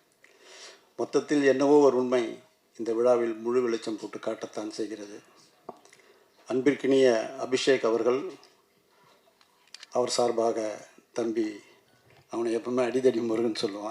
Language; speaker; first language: Tamil; native; Tamil